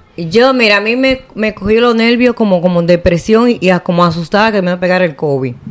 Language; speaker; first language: Spanish; native; Spanish